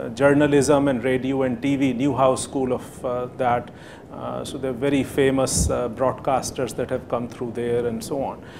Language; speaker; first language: English; non-native, local second language; Hindi